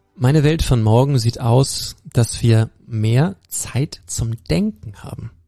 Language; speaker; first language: German; early bilingual, heritage; German